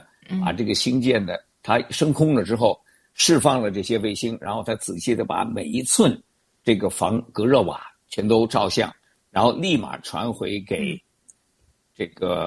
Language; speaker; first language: Chinese; native; Chinese